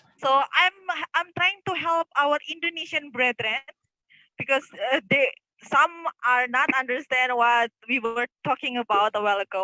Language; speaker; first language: English; non-native, fluent; Indonesian